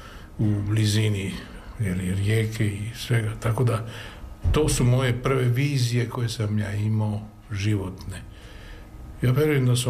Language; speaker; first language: Serbian; native; Serbian